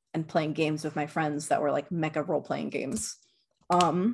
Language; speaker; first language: English; native; English